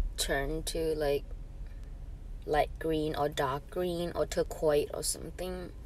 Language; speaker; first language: English; non-native, learner; Thai